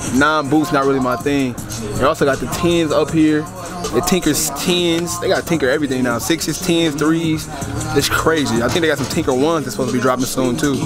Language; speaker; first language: English; native; English